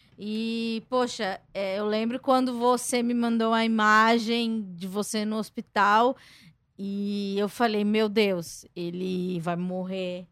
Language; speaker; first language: Portuguese; native; Portuguese